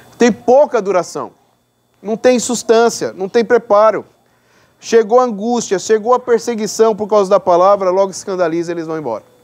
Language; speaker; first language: Portuguese; native; Portuguese